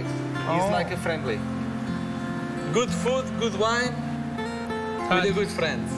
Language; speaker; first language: English; non-native, learner; Portuguese